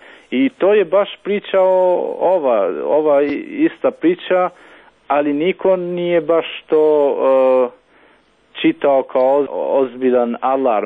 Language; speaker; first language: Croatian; non-native, local second language; Albanian